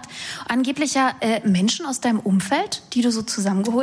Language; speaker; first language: German; native; German